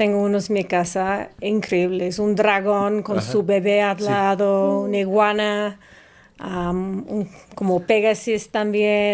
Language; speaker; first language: Spanish; non-native, fluent; English